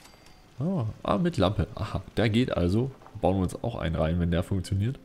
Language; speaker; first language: German; native; German